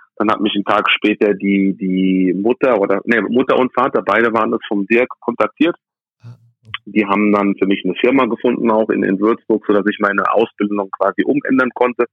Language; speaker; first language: German; early bilingual, other home language; English